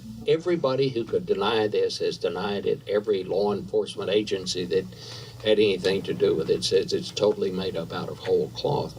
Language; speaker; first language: English; native; English